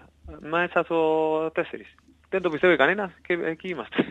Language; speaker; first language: Greek; non-native, learner; Spanish